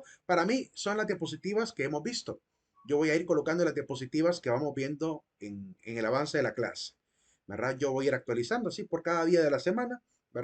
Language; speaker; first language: Spanish; native; Spanish